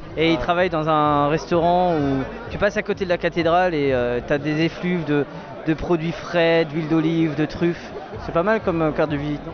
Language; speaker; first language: French; native; French